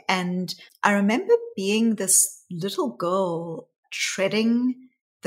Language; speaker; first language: English; native; English